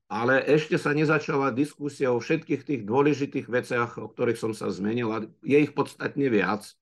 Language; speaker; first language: Slovak; non-native, fluent; Russian